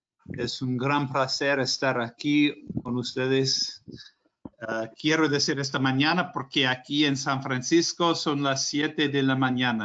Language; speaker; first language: Spanish; non-native, fluent; English